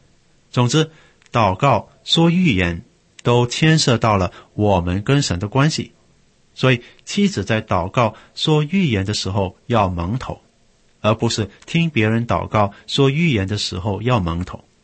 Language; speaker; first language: Chinese; native; Chinese